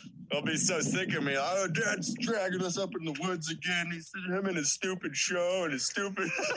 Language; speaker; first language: English; native; English